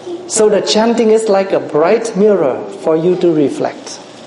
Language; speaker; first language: English; non-native, fluent; Vietnamese